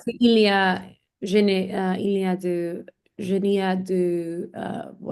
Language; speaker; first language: French; non-native, learner; English